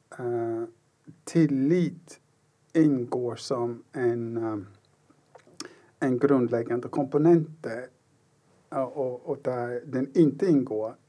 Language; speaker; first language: Swedish; non-native, fluent; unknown